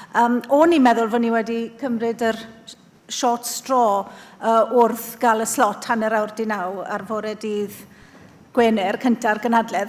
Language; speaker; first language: Welsh; native; Welsh